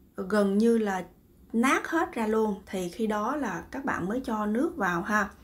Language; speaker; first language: Vietnamese; native; Vietnamese